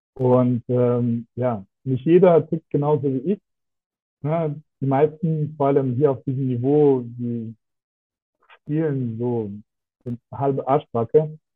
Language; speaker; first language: German; non-native, fluent; Russian